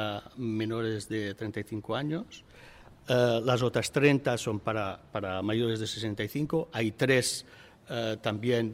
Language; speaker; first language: Spanish; native; Spanish